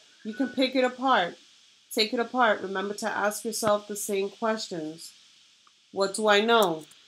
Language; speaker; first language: English; native; English